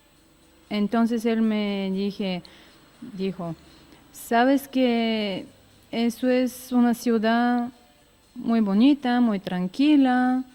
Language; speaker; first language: Spanish; non-native, learner; Bulgarian